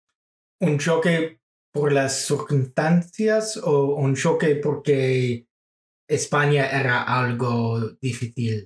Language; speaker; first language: Spanish; non-native, fluent; English